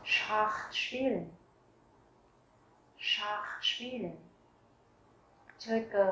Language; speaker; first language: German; non-native, fluent; Vietnamese